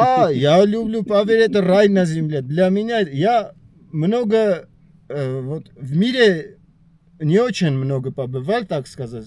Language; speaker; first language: Russian; non-native, fluent; Armenian